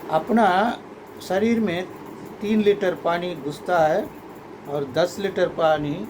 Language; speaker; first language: Hindi; non-native, local second language; Telugu